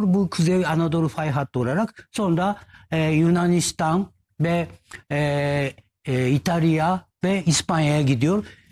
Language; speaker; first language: Turkish; non-native, learner; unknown